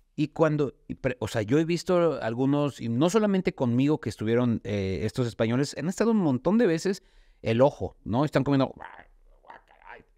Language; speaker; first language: Spanish; native; Spanish